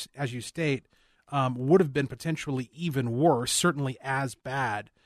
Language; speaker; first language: English; native; English